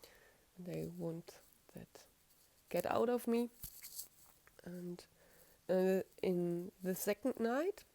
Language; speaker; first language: English; non-native, fluent; German